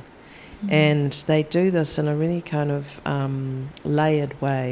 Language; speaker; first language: English; native; English